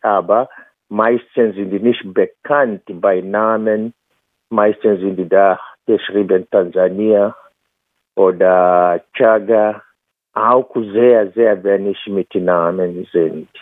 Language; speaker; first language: German; non-native, fluent; Swahili